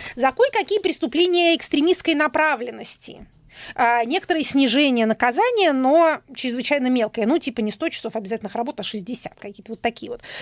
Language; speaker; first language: Russian; native; Russian